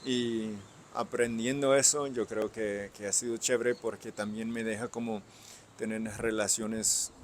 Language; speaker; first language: Spanish; non-native, fluent; English